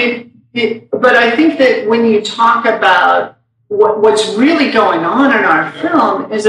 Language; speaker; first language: English; native; English